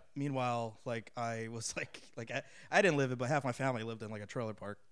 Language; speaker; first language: English; native; English